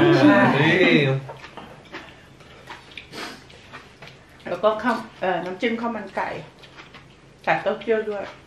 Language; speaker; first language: Thai; native; Thai